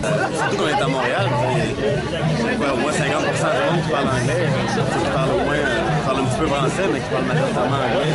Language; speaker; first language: French; native; French